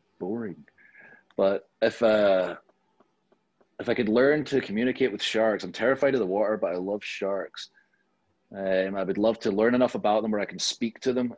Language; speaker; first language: English; native; English